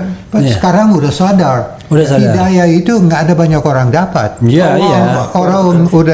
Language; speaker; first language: Indonesian; non-native, learner; English